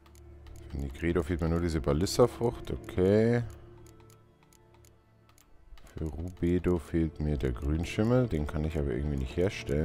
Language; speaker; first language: German; native; German